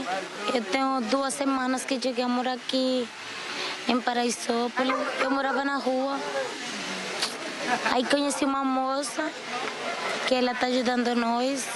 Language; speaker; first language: Portuguese; non-native, learner; Spanish